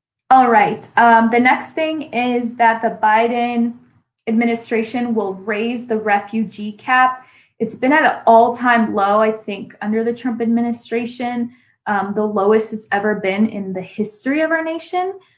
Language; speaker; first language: English; native; English